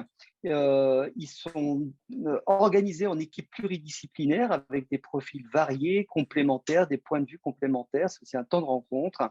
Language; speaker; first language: French; native; French